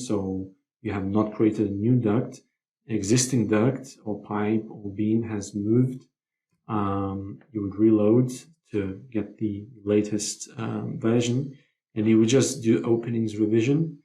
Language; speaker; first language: English; non-native, fluent; Lithuanian